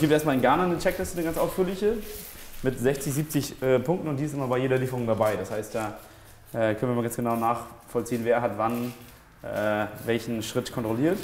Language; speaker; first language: German; native; German